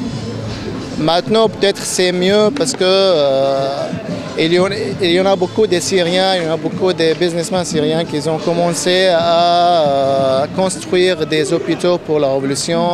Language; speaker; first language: French; non-native, fluent; Arabic